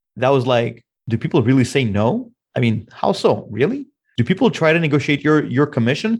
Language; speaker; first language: English; non-native, fluent; Russian